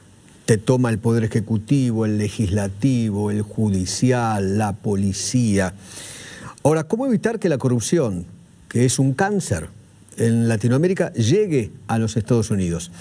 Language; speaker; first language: Spanish; native; Spanish